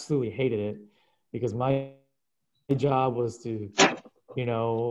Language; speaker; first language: English; early bilingual, other home language; Japanese